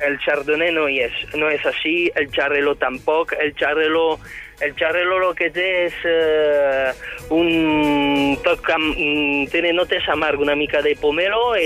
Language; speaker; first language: Catalan; non-native, fluent; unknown